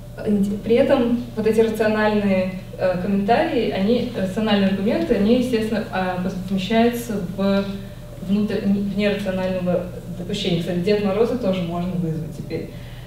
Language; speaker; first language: Russian; native; Russian